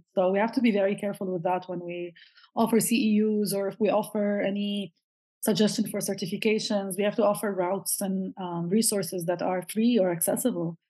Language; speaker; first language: English; non-native, fluent; Arabic